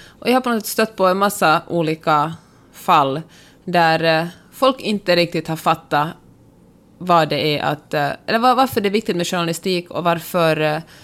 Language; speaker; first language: Swedish; native; Swedish